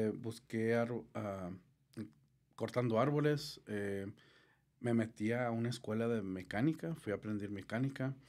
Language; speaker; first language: Spanish; early bilingual, heritage; Spanish